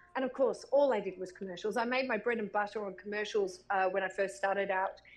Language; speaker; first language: English; native; English